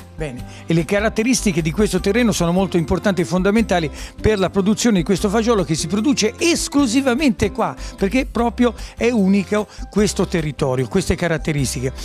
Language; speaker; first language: Italian; native; Italian